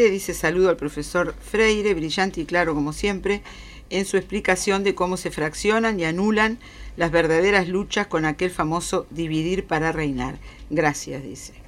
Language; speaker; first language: Spanish; native; Spanish